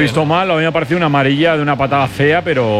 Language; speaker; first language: Spanish; native; Spanish